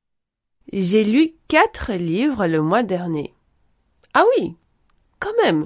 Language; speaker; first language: French; native; French